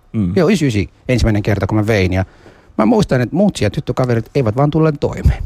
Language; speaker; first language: Finnish; early bilingual, other home language; Somali